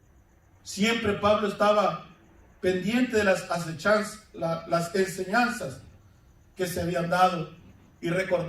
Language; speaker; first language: Spanish; native; Spanish